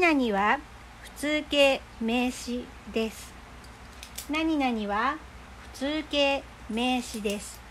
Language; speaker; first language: Japanese; non-native, fluent; Filipino